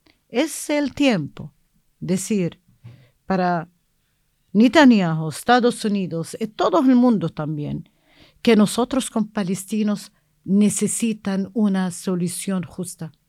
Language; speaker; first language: Spanish; non-native, learner; Arabic